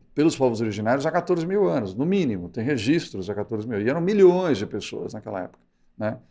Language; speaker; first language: Portuguese; early bilingual, other home language; Spanish